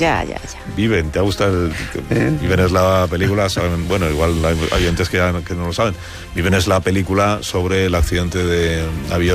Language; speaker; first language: Spanish; native; Spanish